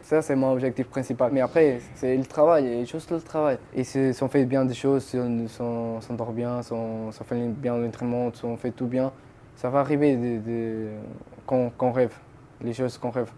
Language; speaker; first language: French; non-native, fluent; Portuguese